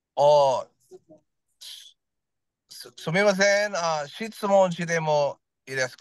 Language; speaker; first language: Japanese; non-native, learner; Filipino